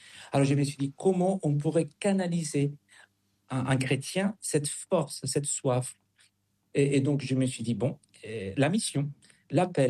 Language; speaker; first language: French; non-native, fluent; Spanish